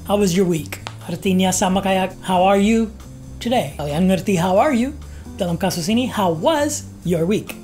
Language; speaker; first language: English; native; English